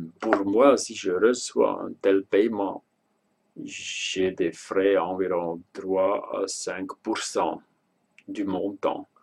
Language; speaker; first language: French; non-native, local second language; Swiss German